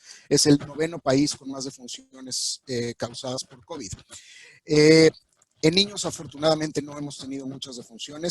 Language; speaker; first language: Spanish; native; Spanish